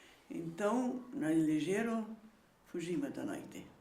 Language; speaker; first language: Portuguese; early bilingual, other home language; Low German